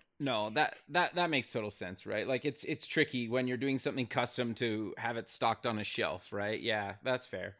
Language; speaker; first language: English; native; English